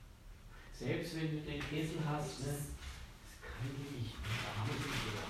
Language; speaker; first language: German; native; German